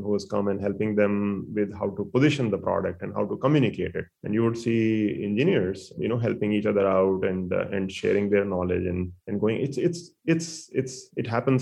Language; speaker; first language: English; non-native, local second language; Hindi